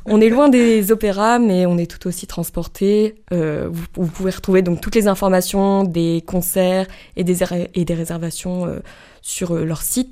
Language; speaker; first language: French; native; French